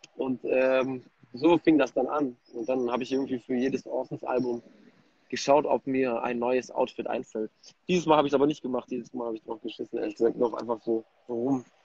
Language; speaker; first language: German; early bilingual, other home language; Polish